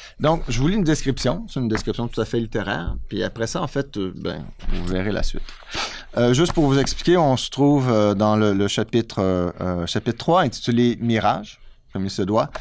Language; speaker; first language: French; native; French